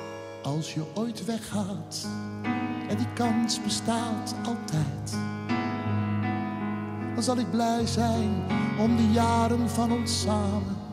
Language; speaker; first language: Dutch; native; Dutch